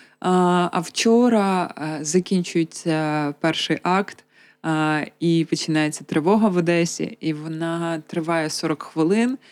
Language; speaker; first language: Ukrainian; native; Ukrainian